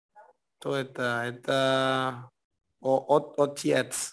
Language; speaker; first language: Russian; non-native, learner; Spanish